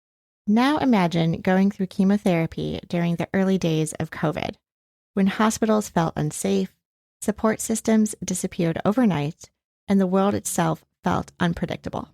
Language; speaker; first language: English; native; English